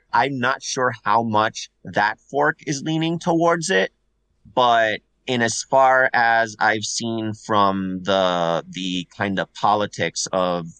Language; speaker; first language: English; non-native, fluent; Spanish